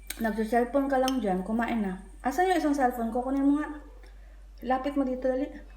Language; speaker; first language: Filipino; non-native, local second language; Cebuano